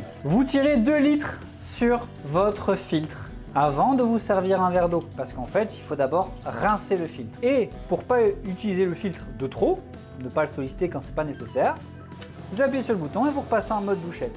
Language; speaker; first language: French; native; French